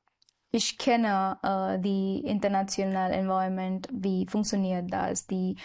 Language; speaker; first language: German; non-native, learner; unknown